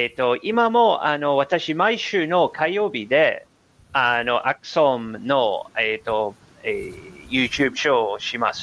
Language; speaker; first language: Japanese; non-native, learner; English